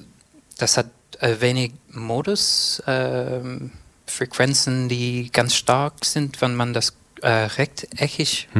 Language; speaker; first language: German; non-native, fluent; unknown